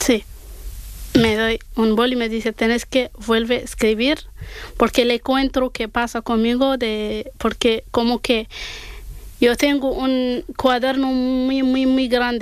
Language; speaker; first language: Spanish; non-native, learner; Arabic